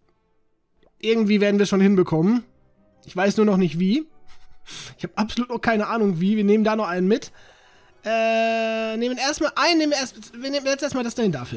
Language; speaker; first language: German; native; German